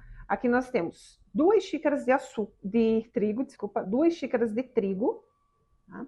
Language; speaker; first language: Portuguese; native; Portuguese